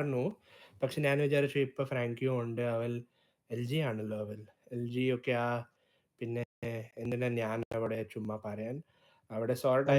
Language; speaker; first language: Malayalam; early bilingual, heritage; Malayalam